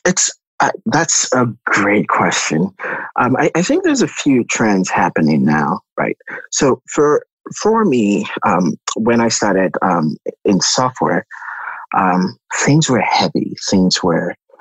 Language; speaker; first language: English; non-native, local second language; Yoruba